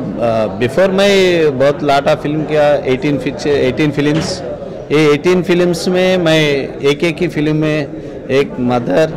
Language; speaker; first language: Hindi; non-native, local second language; Telugu